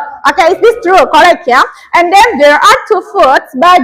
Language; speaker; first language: English; non-native, learner; Indonesian